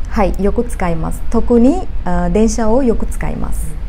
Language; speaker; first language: Japanese; non-native, learner; Sinhala